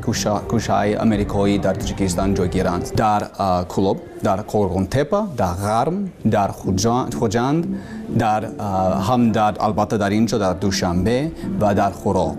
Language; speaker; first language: Persian; non-native, learner; English